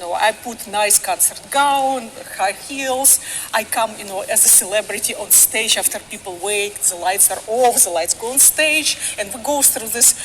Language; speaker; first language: English; non-native, fluent; Russian